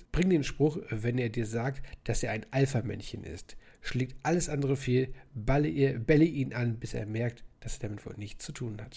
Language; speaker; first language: German; native; German